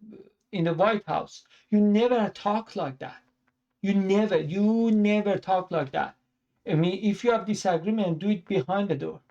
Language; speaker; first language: English; non-native, fluent; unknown